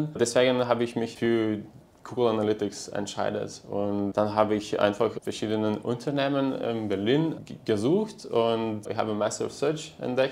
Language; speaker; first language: German; non-native, fluent; Lithuanian